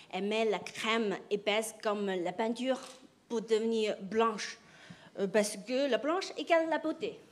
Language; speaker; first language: French; non-native, fluent; Chinese